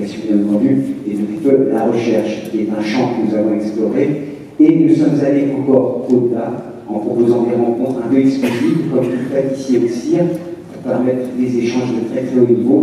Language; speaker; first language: French; native; French